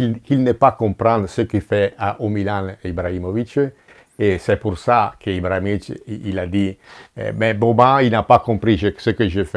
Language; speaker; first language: French; non-native, fluent; Italian